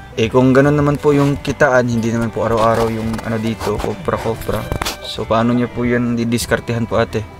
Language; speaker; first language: Filipino; non-native, local second language; Cebuano